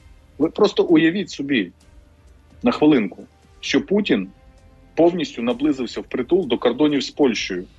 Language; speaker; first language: Ukrainian; native; Ukrainian